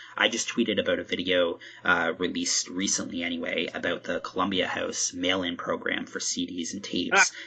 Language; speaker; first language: English; native; English